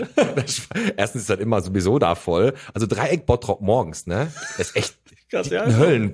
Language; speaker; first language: German; native; German